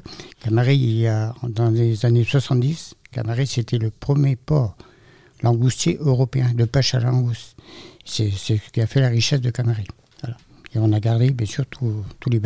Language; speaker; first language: French; native; French